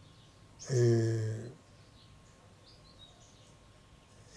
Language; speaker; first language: Hebrew; native; Hebrew